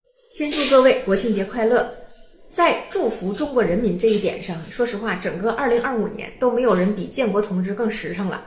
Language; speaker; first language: Chinese; native; Chinese